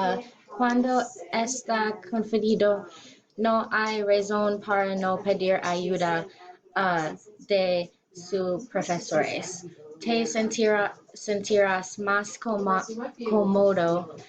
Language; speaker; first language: Spanish; non-native, learner; English